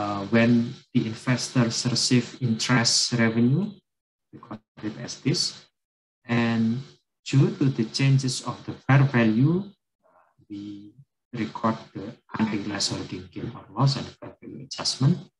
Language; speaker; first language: English; non-native, fluent; Indonesian